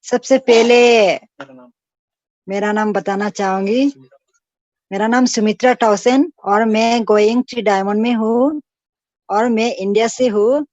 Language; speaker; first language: Hindi; non-native, local second language; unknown